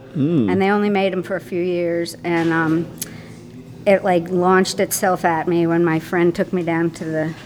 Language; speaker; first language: English; native; English